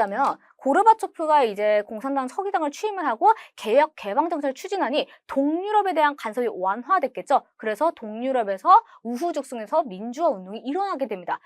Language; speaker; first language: Korean; native; Korean